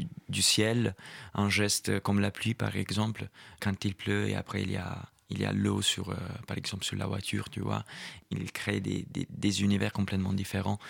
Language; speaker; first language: French; non-native, fluent; Italian